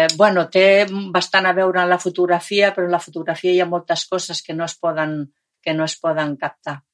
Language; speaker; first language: Catalan; non-native, local second language; Spanish